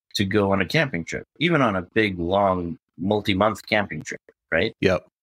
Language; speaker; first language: English; native; English